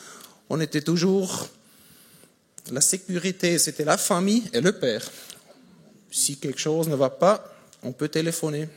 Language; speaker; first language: French; non-native, fluent; German